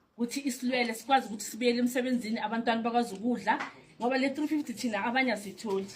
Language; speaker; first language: Zulu; native; Zulu